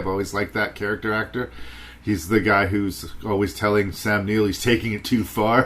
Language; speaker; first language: English; native; English